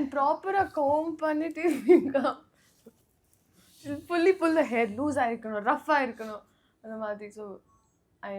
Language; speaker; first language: Tamil; non-native, learner; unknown